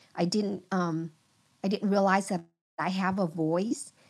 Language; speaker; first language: English; early bilingual, other home language; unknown